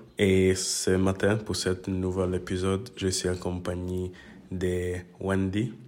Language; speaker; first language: French; non-native, learner; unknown